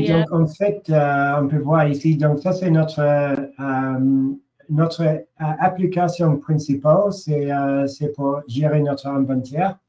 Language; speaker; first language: French; non-native, learner; English